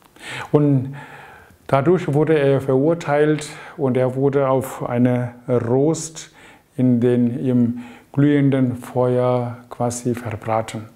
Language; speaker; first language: German; non-native, fluent; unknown